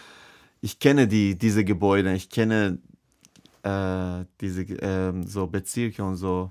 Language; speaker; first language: German; non-native, learner; Persian